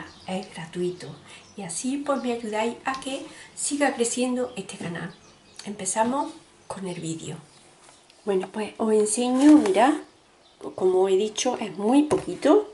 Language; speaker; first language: Spanish; native; Spanish